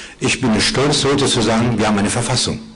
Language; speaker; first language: German; non-native, fluent; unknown